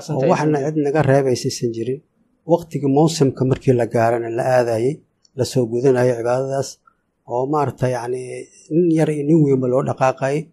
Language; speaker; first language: Somali; native; Somali